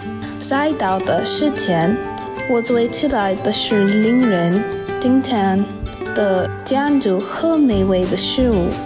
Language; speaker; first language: Chinese; non-native, fluent; English